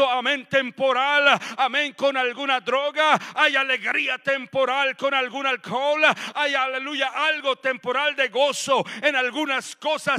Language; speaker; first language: Spanish; native; Spanish